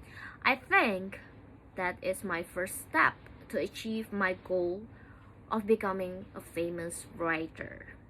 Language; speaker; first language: English; non-native, learner; Indonesian